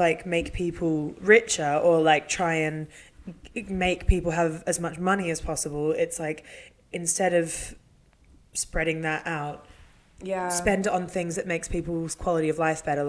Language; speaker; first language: English; native; English